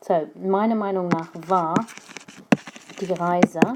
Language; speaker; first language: German; non-native, fluent; English